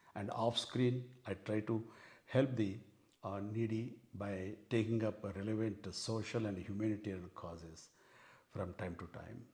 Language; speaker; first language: English; non-native, local second language; Telugu